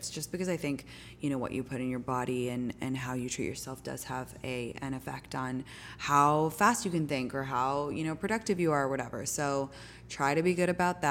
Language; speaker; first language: English; native; English